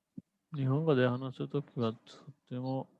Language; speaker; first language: Japanese; non-native, fluent; Hindi